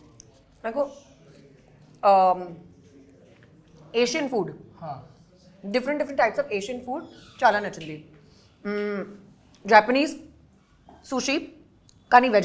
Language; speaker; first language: Telugu; non-native, local second language; Hindi